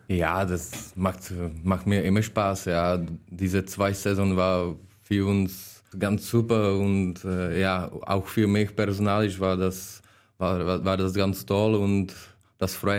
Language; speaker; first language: German; non-native, learner; Czech